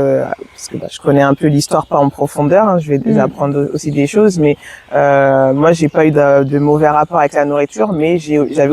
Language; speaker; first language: French; native; French